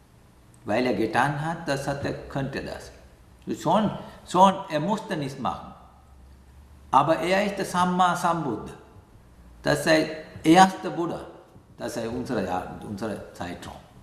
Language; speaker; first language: German; non-native, learner; Sinhala